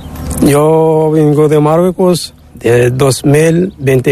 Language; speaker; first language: Spanish; non-native, learner; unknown